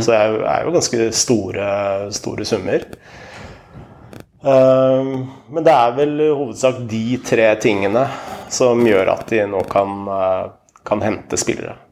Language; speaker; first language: Norwegian; native; Norwegian